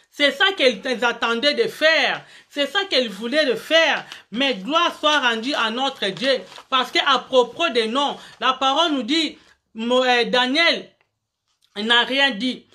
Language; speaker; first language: French; non-native, local second language; Lingala